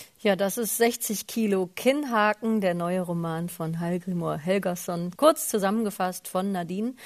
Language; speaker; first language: German; native; German